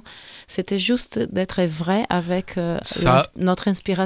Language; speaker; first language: French; non-native, fluent; Portuguese